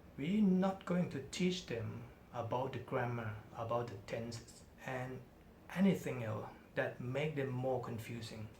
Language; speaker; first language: English; non-native, fluent; Thai